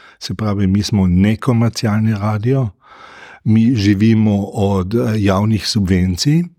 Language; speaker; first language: Slovenian; native; Slovenian